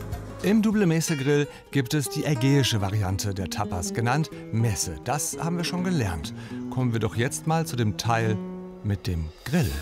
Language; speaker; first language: German; native; German